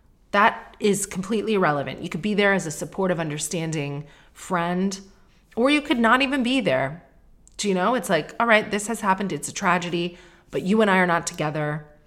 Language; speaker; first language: English; native; English